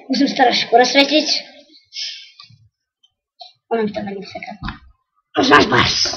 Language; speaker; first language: Czech; non-native, learner; Slovak